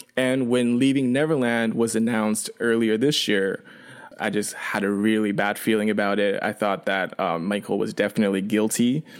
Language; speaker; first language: English; early bilingual, other home language; Chinese